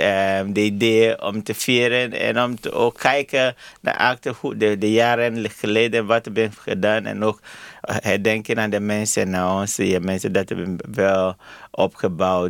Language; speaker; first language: Dutch; non-native, learner; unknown